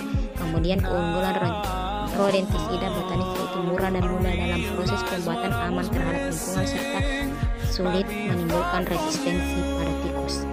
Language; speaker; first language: Indonesian; native; Indonesian